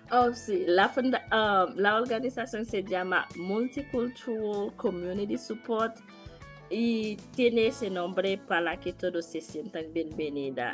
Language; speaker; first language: Spanish; non-native, learner; Haitian Creole